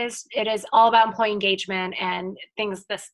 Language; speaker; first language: English; early bilingual, other home language; Filipino